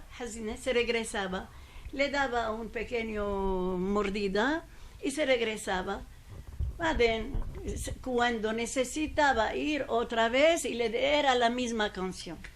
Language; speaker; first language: Spanish; non-native, fluent; Persian